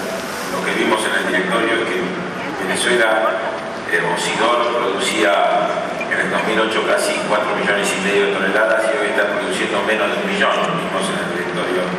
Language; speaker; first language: Spanish; native; Spanish